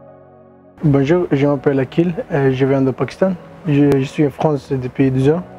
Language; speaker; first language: French; non-native, learner; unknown